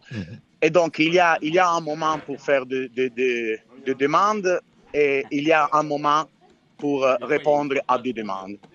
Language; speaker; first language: French; non-native, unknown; Italian